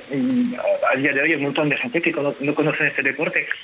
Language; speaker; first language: Spanish; non-native, fluent; French